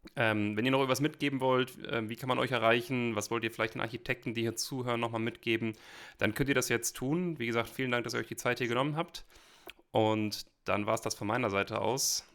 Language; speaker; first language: German; native; German